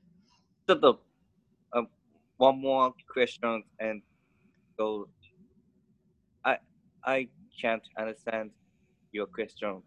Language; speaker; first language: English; non-native, learner; Japanese